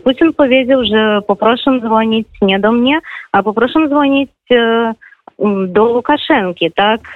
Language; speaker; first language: Polish; non-native, fluent; Russian